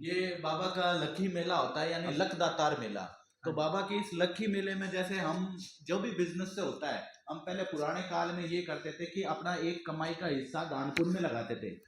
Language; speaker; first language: Hindi; native; Hindi